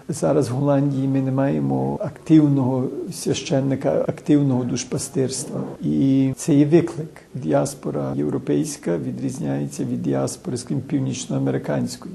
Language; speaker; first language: Ukrainian; early bilingual, heritage; Ukrainian